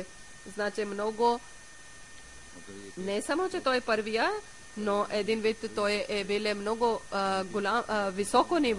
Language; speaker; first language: Bulgarian; non-native, learner; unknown